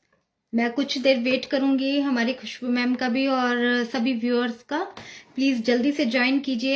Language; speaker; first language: Hindi; native; Hindi